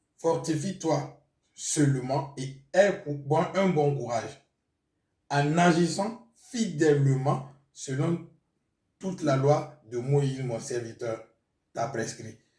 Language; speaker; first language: French; non-native, local second language; Mossi